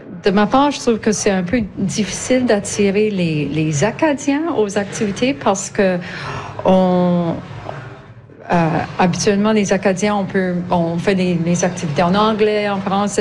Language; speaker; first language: French; native; French